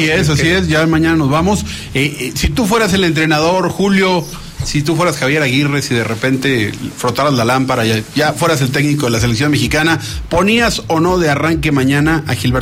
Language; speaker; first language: Spanish; native; Spanish